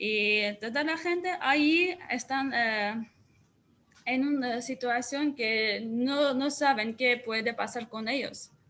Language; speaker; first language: Spanish; non-native, fluent; Armenian